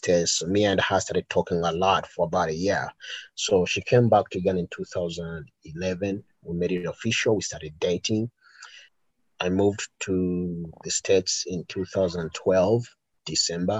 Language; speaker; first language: English; non-native, local second language; Ganda